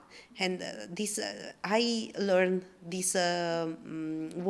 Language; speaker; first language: English; non-native, learner; Italian